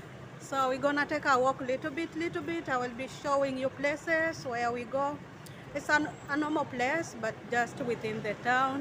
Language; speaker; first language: English; non-native, learner; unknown